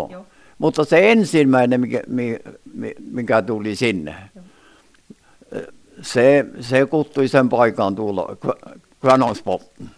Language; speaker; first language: Finnish; early bilingual, heritage; Finnish